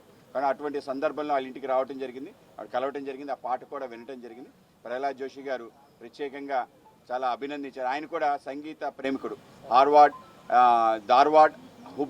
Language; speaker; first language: Telugu; native; Telugu